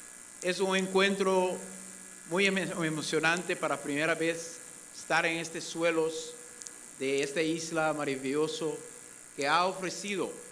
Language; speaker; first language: Spanish; non-native, fluent; Papiamento